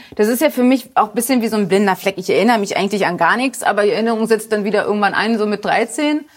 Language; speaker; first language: German; early bilingual, other home language; Polish